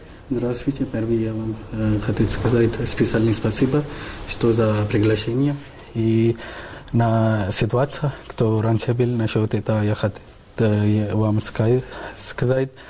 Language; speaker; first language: Russian; non-native, learner; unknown